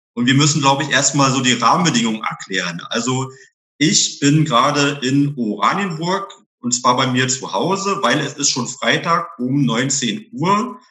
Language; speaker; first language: German; native; German